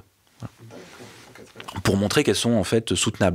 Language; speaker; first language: French; native; French